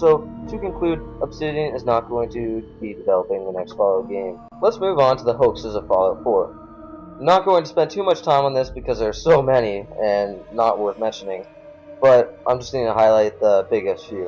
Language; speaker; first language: English; native; English